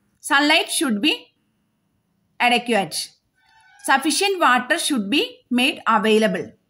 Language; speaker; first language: English; non-native, local second language; Malayalam